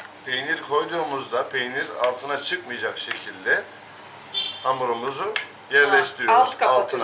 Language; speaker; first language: Turkish; native; Turkish